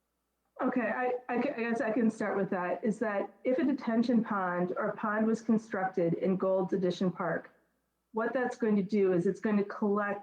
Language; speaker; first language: English; native; English